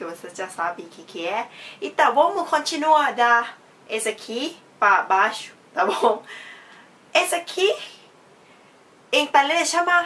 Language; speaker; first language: Portuguese; non-native, fluent; Thai